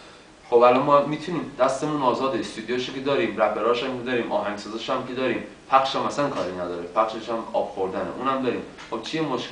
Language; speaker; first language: Persian; native; Persian